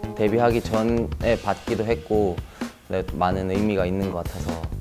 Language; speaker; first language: Korean; native; Korean